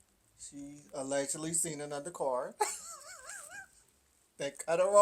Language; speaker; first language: English; native; English